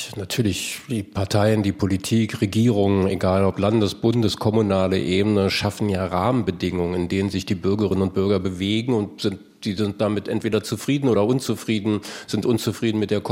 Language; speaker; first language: German; native; German